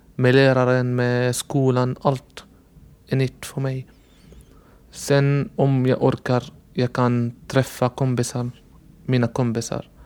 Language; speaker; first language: Swedish; non-native, learner; Arabic